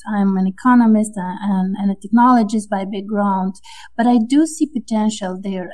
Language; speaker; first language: English; non-native, fluent; Romanian